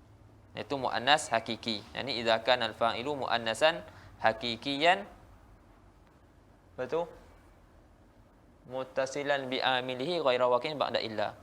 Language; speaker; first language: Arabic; non-native, fluent; Malay